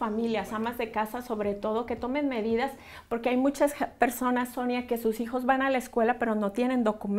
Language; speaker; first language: Spanish; native; Spanish